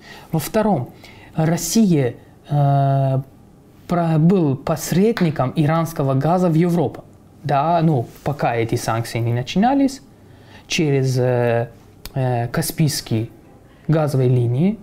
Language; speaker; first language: Russian; non-native, fluent; Persian